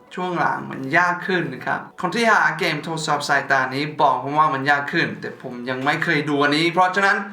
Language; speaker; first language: Thai; non-native, fluent; English